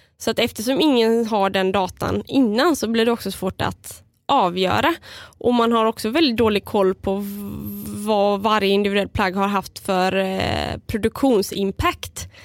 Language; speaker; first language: Swedish; early bilingual, other home language; Bulgarian